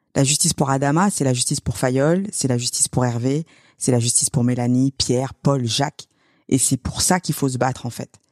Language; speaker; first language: French; native; French